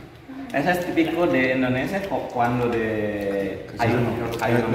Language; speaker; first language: Spanish; non-native, learner; Indonesian